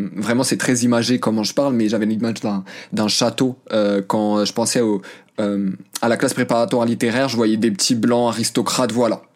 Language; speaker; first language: French; early bilingual, other home language; Arabic